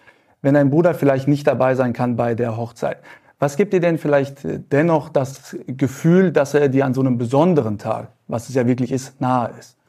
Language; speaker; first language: German; native; German